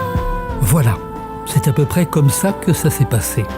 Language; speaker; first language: French; native; French